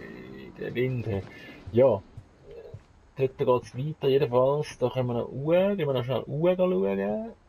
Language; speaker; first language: German; native; German